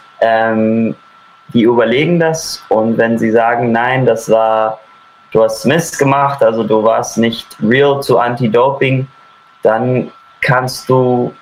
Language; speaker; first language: German; early bilingual, heritage; German